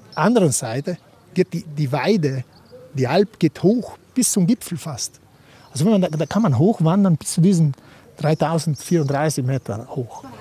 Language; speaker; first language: German; non-native, local second language; Ladin